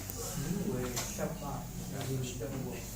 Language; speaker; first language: Chinese; non-native, learner; Bangla